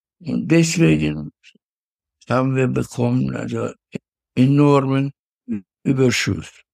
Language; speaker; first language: German; non-native, fluent; Russian